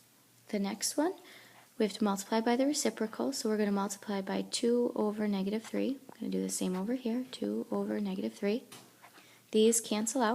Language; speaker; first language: English; native; English